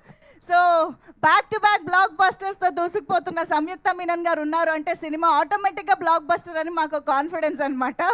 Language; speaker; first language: Telugu; native; Telugu